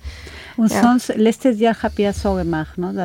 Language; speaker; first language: German; non-native, learner; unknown